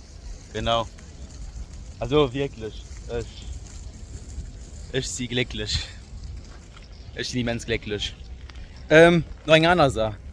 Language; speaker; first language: German; non-native, local second language; Luxembourgish